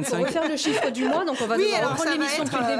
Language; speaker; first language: French; native; French